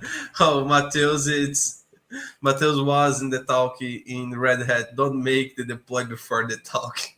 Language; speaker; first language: English; non-native, learner; Portuguese